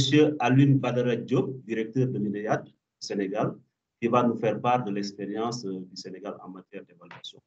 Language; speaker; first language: French; non-native, local second language; Wolof